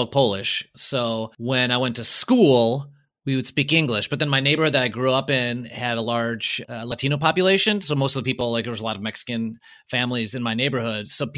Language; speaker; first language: English; early bilingual, other home language; Polish